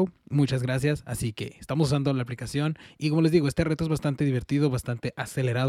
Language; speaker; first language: Spanish; early bilingual, heritage; Spanish